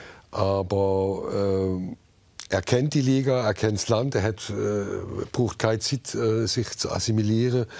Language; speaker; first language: German; native; German